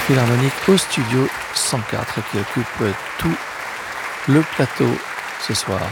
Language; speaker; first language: French; native; French